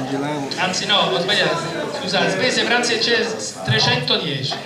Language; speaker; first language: Italian; native; Italian